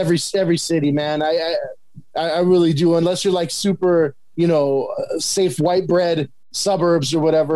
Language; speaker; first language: English; native; English